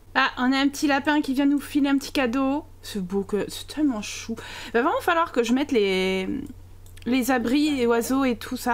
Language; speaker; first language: French; native; French